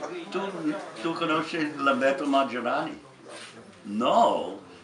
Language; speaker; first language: Italian; non-native, learner; English